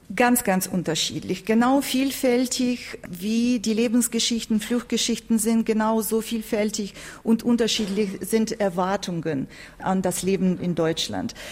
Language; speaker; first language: German; non-native, fluent; Turkish